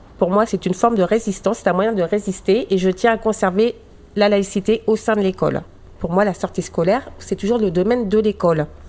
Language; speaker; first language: French; native; French